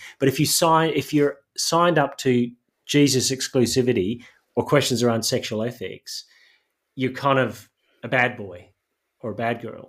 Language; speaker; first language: English; native; English